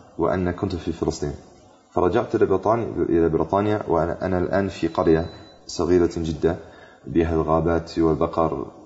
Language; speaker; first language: Arabic; non-native, fluent; English